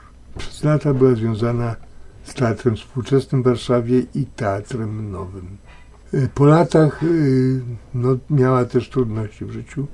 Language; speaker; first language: Polish; native; Polish